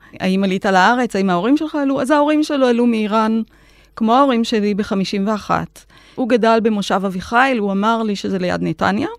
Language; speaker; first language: Hebrew; native; Hebrew